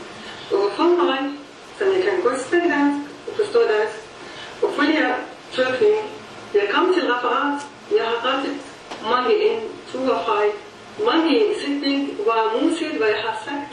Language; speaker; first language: Danish; non-native, learner; Arabic